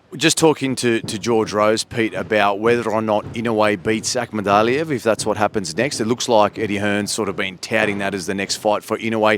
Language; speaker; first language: English; native; English